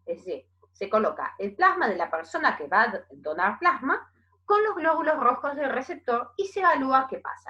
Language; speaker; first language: Spanish; native; Spanish